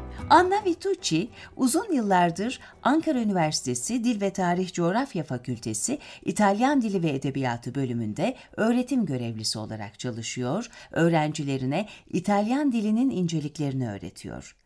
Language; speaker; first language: Turkish; native; Turkish